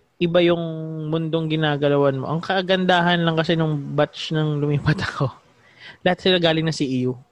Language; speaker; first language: Filipino; native; Filipino